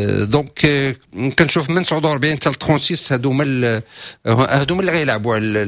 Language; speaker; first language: Arabic; native; Arabic